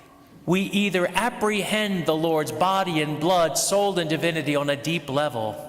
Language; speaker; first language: English; native; English